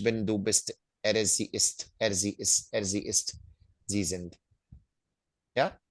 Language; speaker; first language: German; non-native, fluent; Hindi